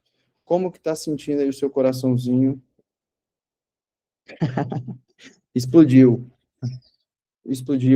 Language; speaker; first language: Portuguese; native; Portuguese